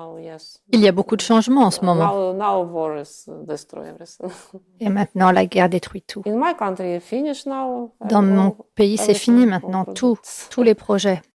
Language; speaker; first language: French; non-native, fluent; Ukrainian